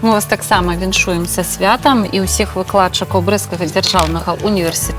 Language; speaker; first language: Belarusian; native; Belarusian